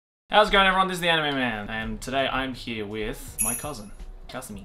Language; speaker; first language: English; native; English